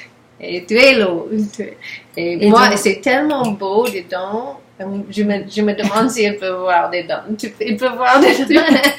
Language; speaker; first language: French; non-native, learner; English